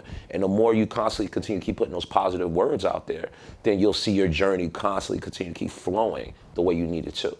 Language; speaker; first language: English; native; English